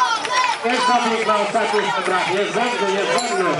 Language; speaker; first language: Polish; native; Polish